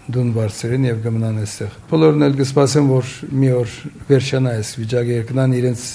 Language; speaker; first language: Armenian; early bilingual, heritage; Armenian